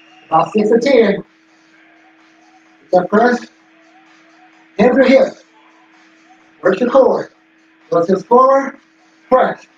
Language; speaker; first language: English; native; English